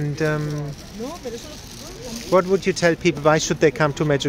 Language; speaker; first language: English; non-native, fluent; German